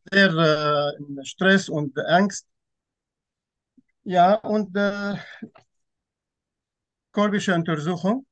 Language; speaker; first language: German; non-native, fluent; Turkish